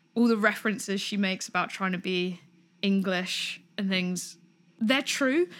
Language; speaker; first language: English; native; English